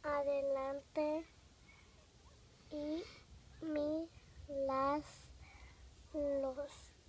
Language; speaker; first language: Spanish; early bilingual, heritage; Spanish